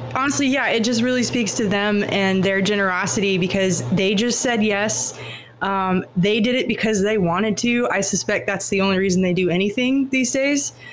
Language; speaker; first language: English; native; English